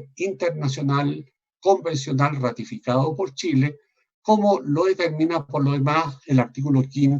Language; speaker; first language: Spanish; native; Spanish